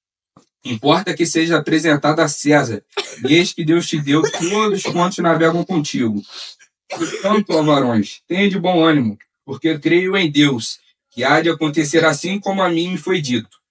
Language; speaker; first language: Portuguese; native; Portuguese